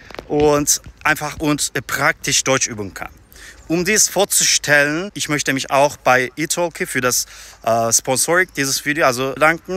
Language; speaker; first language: German; non-native, fluent; Turkish